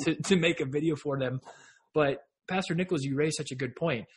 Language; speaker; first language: English; native; English